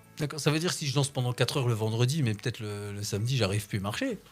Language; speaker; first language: French; native; French